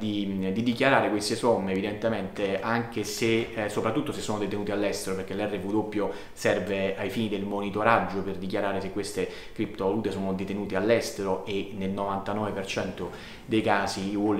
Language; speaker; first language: Italian; native; Italian